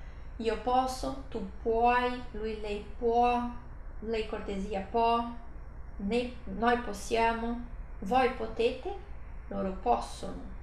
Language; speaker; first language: Italian; non-native, fluent; Portuguese